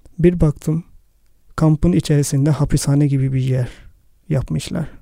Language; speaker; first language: Turkish; non-native, fluent; Arabic